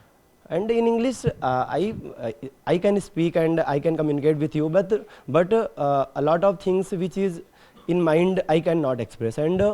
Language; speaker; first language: English; non-native, learner; Hindi